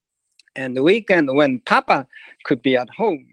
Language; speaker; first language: English; non-native, learner; Japanese